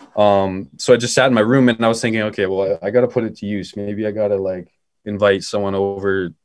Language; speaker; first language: English; native; English